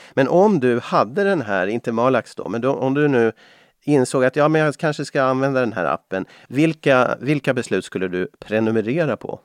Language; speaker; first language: Swedish; native; Swedish